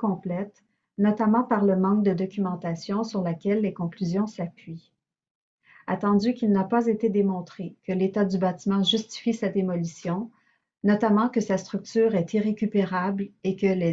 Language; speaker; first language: French; native; French